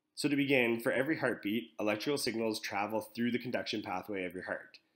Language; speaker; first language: English; native; English